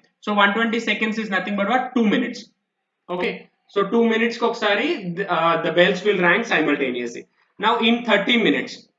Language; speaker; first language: English; non-native, local second language; Telugu